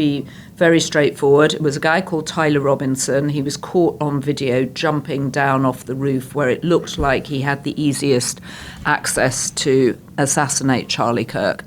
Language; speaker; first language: English; native; English